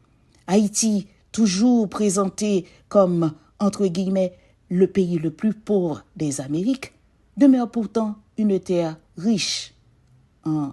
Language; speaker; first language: French; non-native, local second language; Haitian Creole